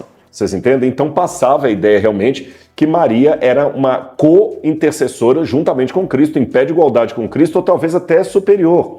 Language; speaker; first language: Portuguese; native; Portuguese